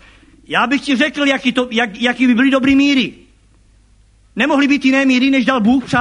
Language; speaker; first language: Czech; native; Czech